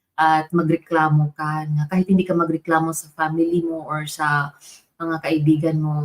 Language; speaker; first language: Filipino; native; Filipino